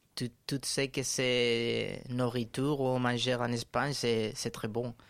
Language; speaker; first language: French; non-native, fluent; Spanish